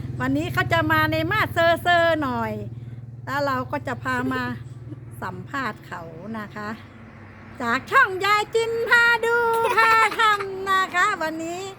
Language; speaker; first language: Thai; native; Thai